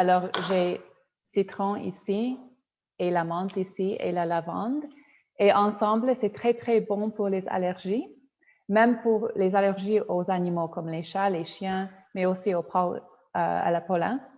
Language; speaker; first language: French; non-native, fluent; Polish